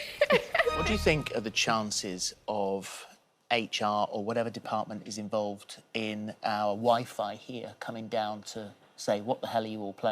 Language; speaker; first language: English; native; English